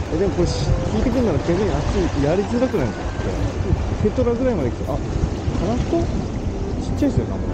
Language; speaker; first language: Japanese; native; Japanese